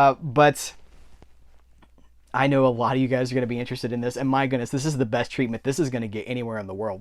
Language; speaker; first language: English; native; English